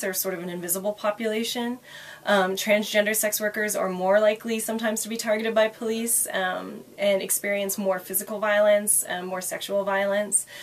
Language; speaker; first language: English; native; English